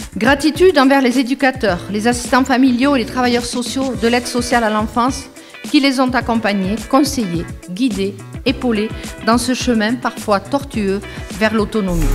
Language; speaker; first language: French; native; French